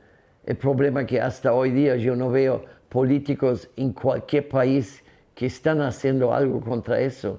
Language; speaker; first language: Spanish; non-native, fluent; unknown